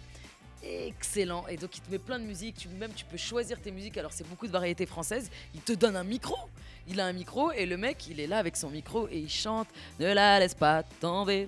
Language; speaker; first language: French; native; French